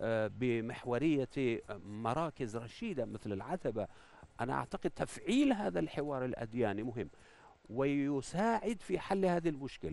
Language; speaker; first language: Arabic; non-native, fluent; Persian